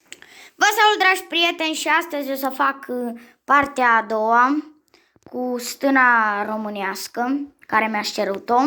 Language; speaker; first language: Romanian; native; Romanian